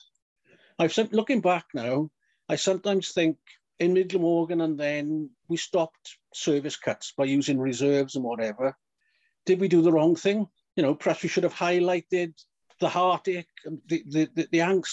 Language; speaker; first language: English; native; English